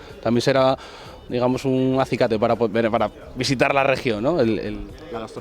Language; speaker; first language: Spanish; native; Spanish